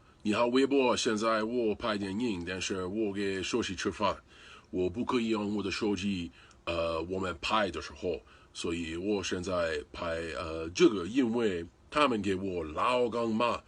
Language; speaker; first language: Chinese; non-native, learner; English